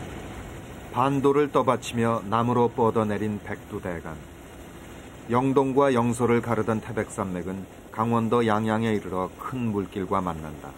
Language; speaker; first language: Korean; native; Korean